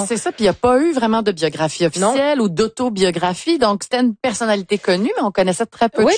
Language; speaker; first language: French; native; French